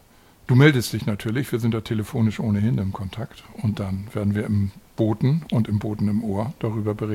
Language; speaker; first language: German; native; German